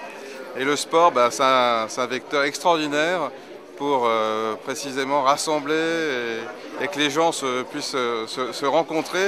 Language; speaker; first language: French; native; French